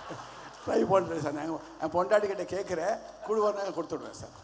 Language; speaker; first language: Tamil; non-native, learner; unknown